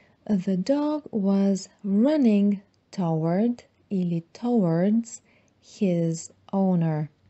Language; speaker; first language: English; non-native, fluent; Bulgarian